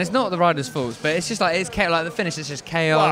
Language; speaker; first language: English; native; English